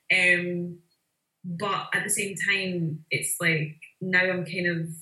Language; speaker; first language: English; native; English